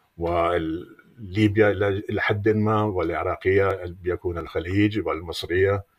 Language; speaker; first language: Arabic; non-native, fluent; German